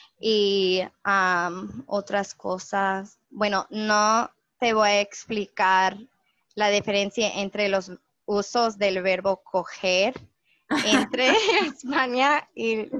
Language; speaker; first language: Spanish; non-native, fluent; English